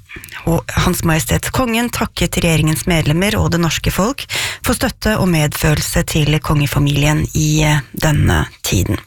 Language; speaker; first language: Norwegian; native; Norwegian